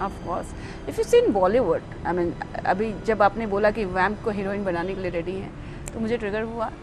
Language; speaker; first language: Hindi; native; Hindi